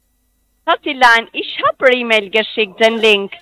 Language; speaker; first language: German; non-native, learner; Spanish